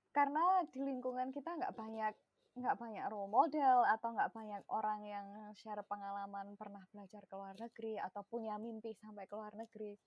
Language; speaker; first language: Indonesian; non-native, local second language; Javanese